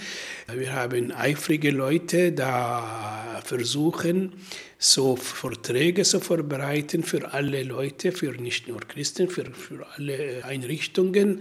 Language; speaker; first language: German; non-native, learner; Arabic